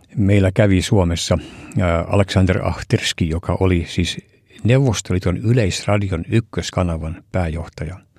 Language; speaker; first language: Finnish; early bilingual, heritage; Finnish